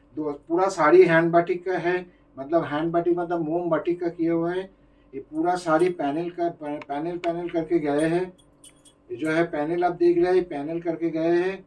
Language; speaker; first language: Hindi; non-native, local second language; Bangla